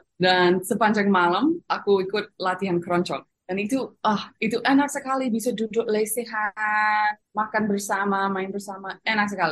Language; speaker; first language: Indonesian; non-native, fluent; English